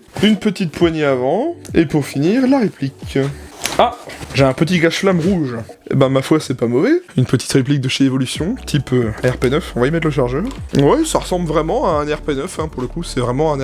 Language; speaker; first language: French; native; French